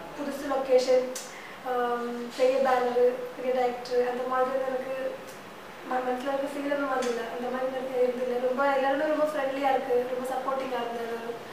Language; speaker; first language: Tamil; non-native, learner; Malayalam